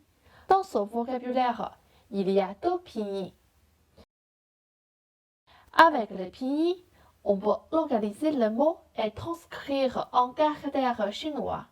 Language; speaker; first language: French; non-native, fluent; Chinese